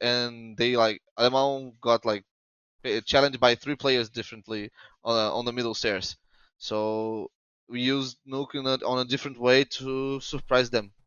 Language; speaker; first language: English; non-native, fluent; Portuguese